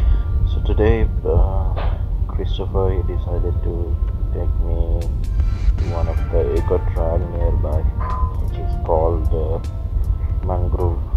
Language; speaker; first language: English; non-native, fluent; Nepali